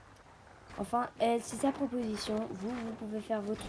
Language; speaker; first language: French; native; French